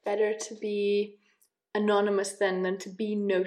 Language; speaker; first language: English; native; English